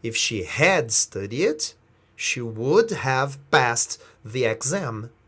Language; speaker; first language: English; non-native, fluent; Portuguese